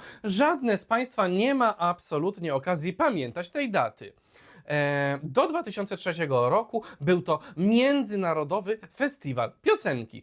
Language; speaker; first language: Polish; native; Polish